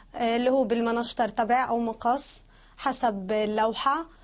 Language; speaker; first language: Arabic; native; Arabic